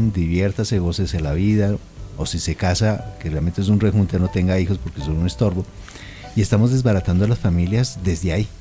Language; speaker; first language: Spanish; native; Spanish